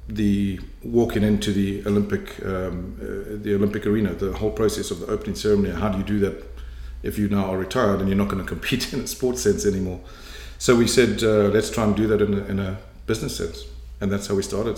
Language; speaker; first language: English; native; English